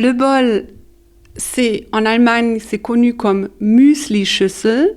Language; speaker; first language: French; early bilingual, heritage; French